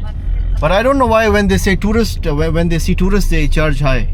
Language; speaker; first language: English; non-native, local second language; Urdu